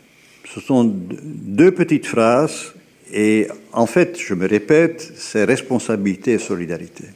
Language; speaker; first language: French; native; French